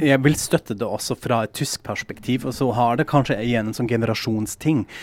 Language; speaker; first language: Norwegian; non-native, fluent; German